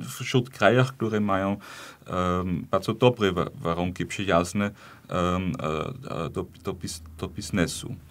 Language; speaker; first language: Polish; non-native, fluent; German